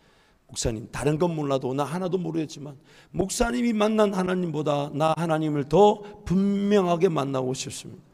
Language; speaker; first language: Korean; native; Korean